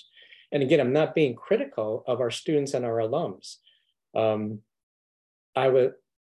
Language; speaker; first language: English; native; English